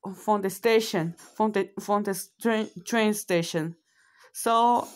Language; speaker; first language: English; non-native, learner; Hebrew